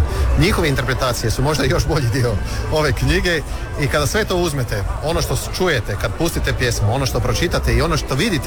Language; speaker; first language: Serbian; native; Serbian